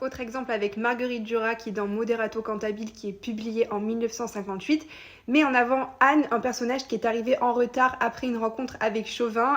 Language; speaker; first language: French; native; French